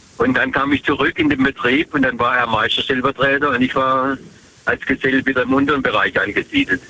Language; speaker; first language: German; native; German